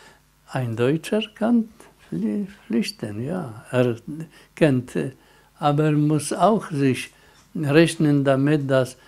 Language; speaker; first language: German; non-native, learner; Polish